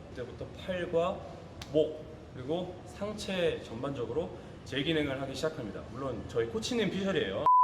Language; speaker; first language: Korean; native; Korean